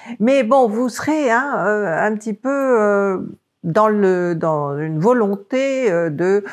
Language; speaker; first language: French; native; French